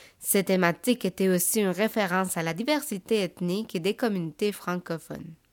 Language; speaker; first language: French; native; French